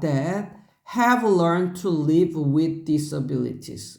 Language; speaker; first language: English; non-native, fluent; Korean